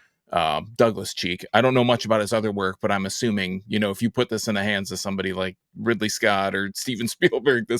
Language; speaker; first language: English; native; English